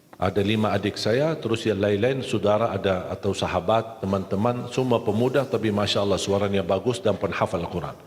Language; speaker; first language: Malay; non-native, fluent; Arabic